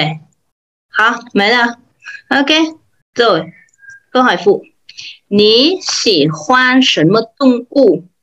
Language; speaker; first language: Chinese; non-native, fluent; Vietnamese